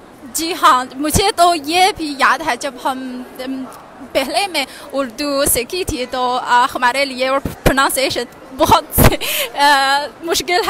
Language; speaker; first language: Hindi; non-native, learner; Chinese